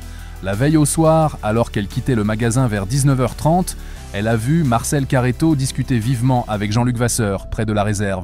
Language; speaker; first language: French; native; French